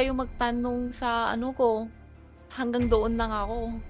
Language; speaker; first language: Filipino; non-native, learner; Chinese